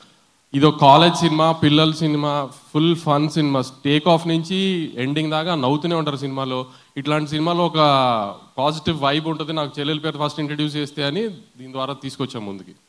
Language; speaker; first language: Telugu; native; Telugu